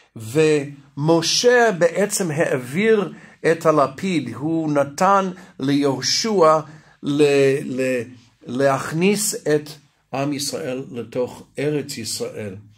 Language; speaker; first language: Hebrew; non-native, fluent; Russian